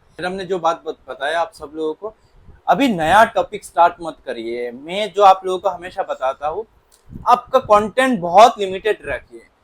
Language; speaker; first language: Hindi; non-native, local second language; Bangla